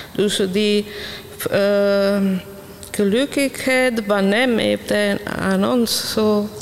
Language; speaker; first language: Dutch; non-native, fluent; Italian